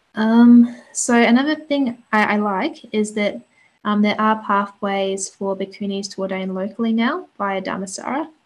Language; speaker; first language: English; native; English